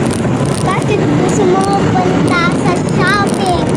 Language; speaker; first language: Filipino; non-native, learner; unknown